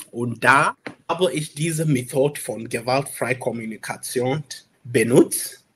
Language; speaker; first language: German; non-native, learner; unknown